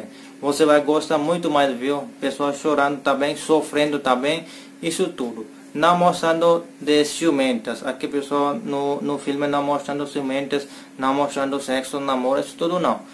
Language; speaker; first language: Portuguese; non-native, learner; Hindi